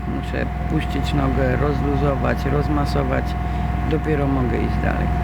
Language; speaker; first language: Polish; native; Polish